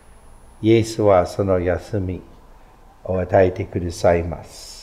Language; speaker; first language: Japanese; non-native, fluent; English